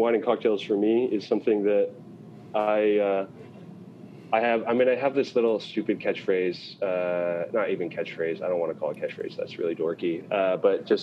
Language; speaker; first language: English; native; English